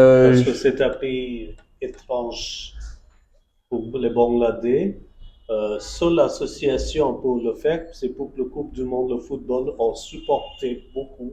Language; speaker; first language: French; non-native, fluent; Bangla